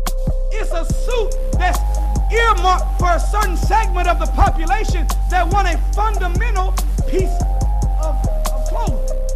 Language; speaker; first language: English; native; English